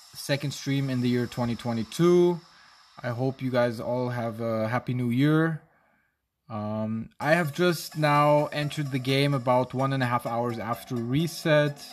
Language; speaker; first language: English; non-native, fluent; German